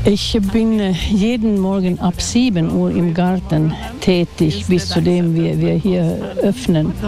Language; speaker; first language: German; non-native, fluent; Swedish